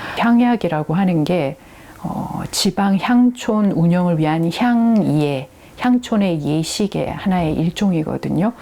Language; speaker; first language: Korean; native; Korean